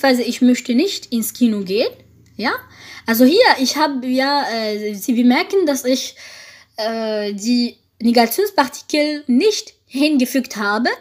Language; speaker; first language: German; non-native, fluent; French